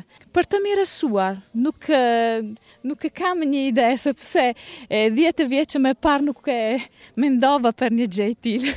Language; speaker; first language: Albanian; non-native, learner; Italian